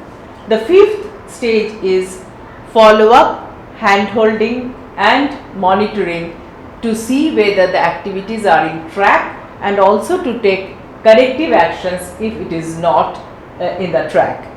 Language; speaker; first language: English; non-native, local second language; Bangla